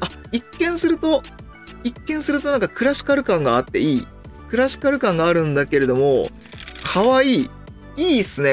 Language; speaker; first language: Japanese; native; Japanese